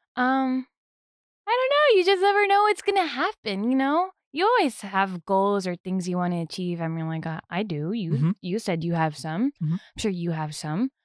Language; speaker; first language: English; native; English